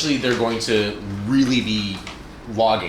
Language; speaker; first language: English; native; English